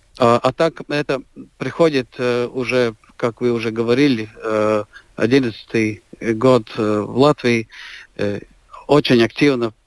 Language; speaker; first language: Russian; non-native, local second language; Latvian